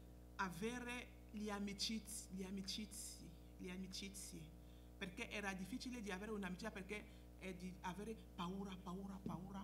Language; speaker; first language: Italian; non-native, fluent; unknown